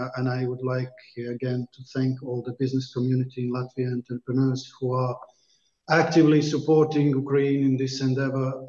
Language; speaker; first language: English; non-native, fluent; Latvian